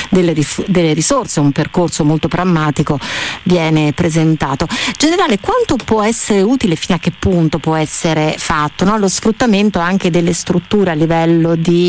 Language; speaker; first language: Italian; native; Italian